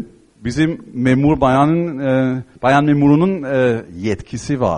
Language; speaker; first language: Turkish; non-native, fluent; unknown